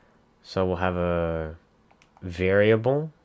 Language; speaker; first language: English; native; English